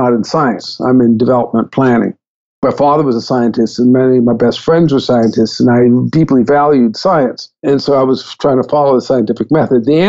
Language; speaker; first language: English; native; English